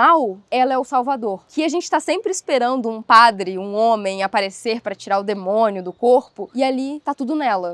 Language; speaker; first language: Portuguese; native; Portuguese